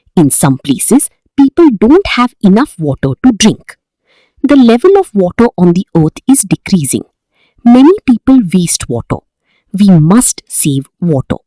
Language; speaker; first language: English; non-native, local second language; Gujarati